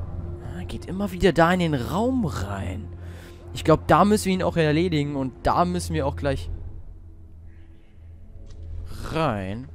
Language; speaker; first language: German; native; German